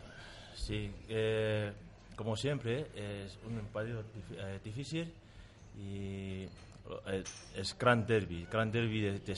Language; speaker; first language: Spanish; non-native, learner; Tongan